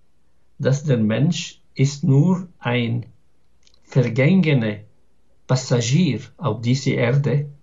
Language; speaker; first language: German; non-native, fluent; Arabic